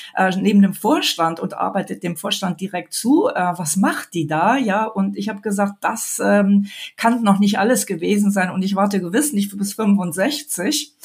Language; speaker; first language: German; native; German